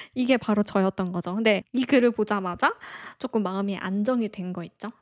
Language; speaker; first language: Korean; native; Korean